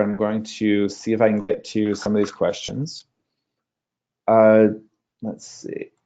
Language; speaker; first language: English; native; English